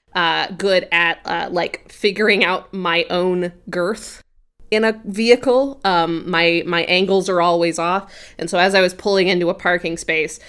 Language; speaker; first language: English; native; English